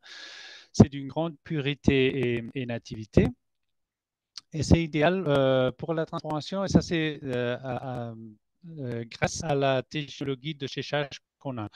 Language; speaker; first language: French; non-native, fluent; Spanish